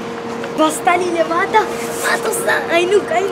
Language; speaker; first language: Hebrew; early bilingual, other home language; Russian